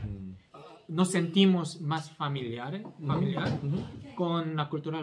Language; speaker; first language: Spanish; non-native, fluent; Korean